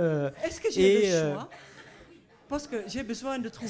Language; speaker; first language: French; non-native, fluent; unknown